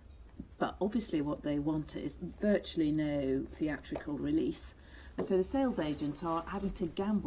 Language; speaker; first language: English; native; English